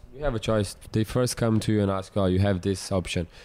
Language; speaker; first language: English; non-native, fluent; Portuguese